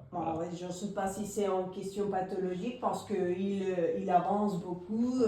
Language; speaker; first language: French; non-native, fluent; Spanish